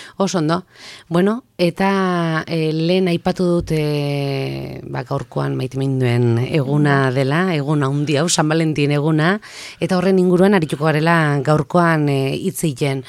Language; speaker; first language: Basque; native; Basque